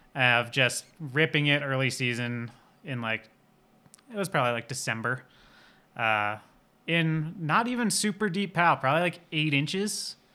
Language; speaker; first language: English; native; English